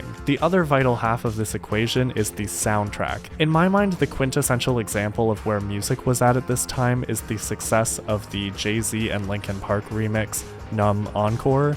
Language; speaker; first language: English; native; English